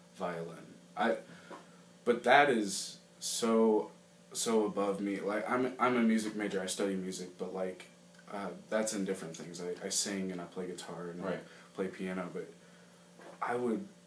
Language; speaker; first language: English; native; English